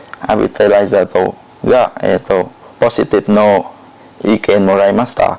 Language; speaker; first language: Japanese; non-native, learner; Thai